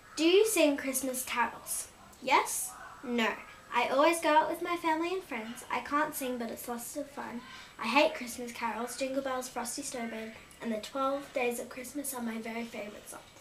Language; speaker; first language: English; native; English